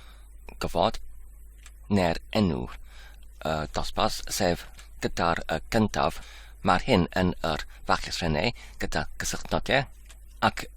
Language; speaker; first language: Welsh; non-native, fluent; English